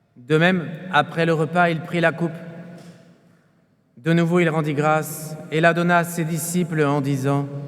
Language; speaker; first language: French; native; French